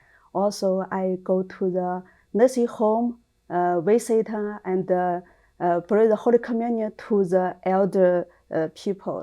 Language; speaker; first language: English; non-native, learner; Chinese